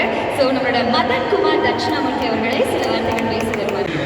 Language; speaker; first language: Tamil; native; Tamil